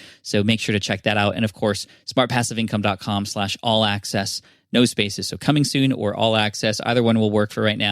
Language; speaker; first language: English; native; English